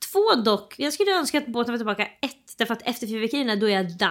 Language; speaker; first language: Swedish; native; Swedish